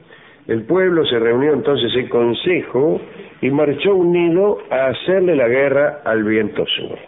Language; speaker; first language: Spanish; native; Spanish